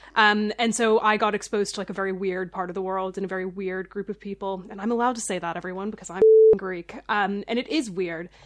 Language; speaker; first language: English; native; English